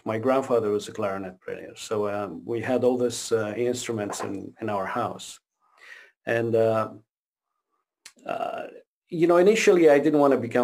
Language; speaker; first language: English; non-native, fluent; Romanian